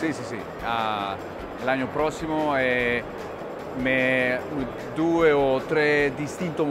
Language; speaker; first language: Italian; non-native, learner; Spanish